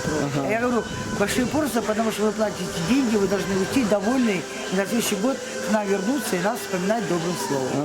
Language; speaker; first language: Russian; native; Russian